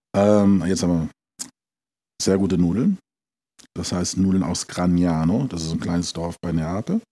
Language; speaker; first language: German; native; German